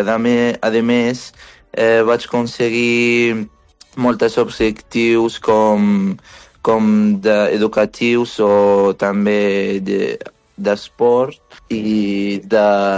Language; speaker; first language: Catalan; non-native, fluent; Arabic